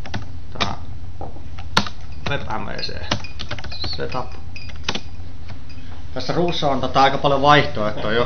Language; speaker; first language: Finnish; native; Finnish